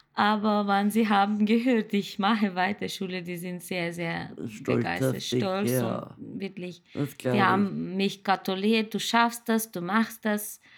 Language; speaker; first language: German; non-native, learner; Turkish